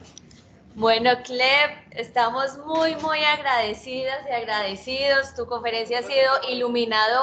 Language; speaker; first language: Spanish; native; Spanish